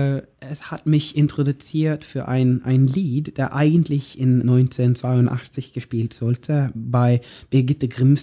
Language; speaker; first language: German; non-native, learner; Norwegian